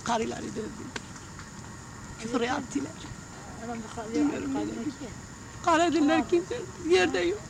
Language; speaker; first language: Turkish; non-native, local second language; Kurdish